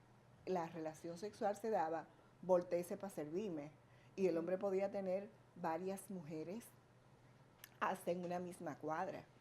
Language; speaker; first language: Spanish; native; Spanish